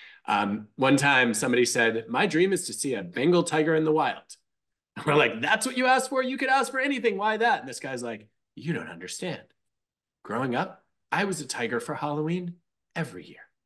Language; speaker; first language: English; native; English